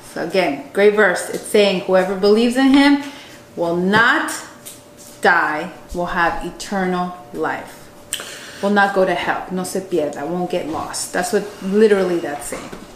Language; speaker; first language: English; native; English